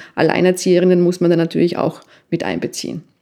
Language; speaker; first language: German; native; German